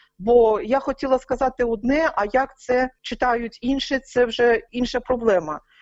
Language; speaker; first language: Ukrainian; native; Ukrainian